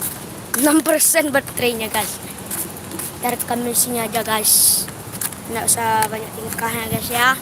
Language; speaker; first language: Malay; non-native, local second language; Minangkabau